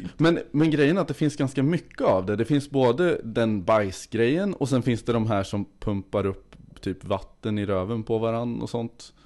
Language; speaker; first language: Swedish; native; Swedish